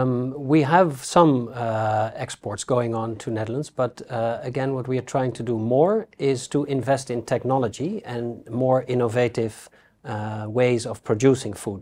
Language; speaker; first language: English; non-native, fluent; Dutch